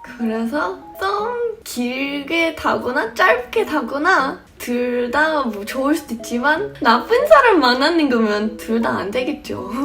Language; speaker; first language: Korean; non-native, fluent; English